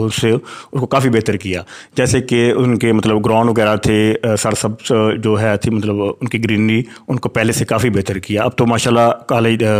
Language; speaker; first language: Urdu; non-native, local second language; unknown